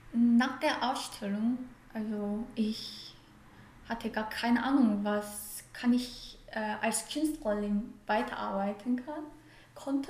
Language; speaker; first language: German; non-native, fluent; Korean